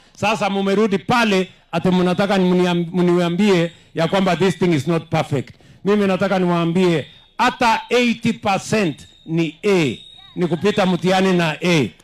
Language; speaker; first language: Swahili; non-native, local second language; Kalenjin